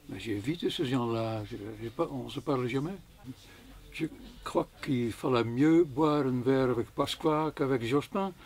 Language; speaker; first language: French; non-native, fluent; Dutch